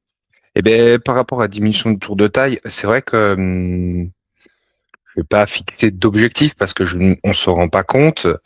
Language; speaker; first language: French; native; French